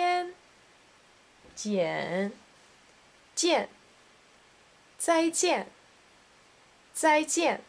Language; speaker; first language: Chinese; non-native, learner; English